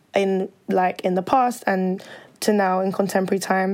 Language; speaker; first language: English; native; English